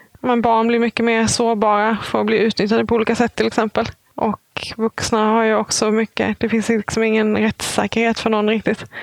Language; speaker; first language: Swedish; native; Swedish